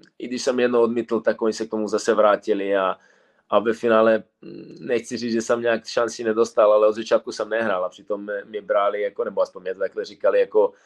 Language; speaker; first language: Czech; non-native, fluent; Serbian